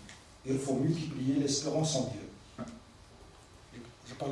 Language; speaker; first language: French; non-native, local second language; Arabic